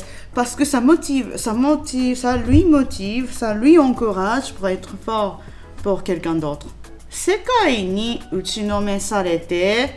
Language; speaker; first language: French; non-native, learner; Japanese